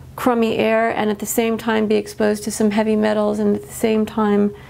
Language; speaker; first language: English; native; English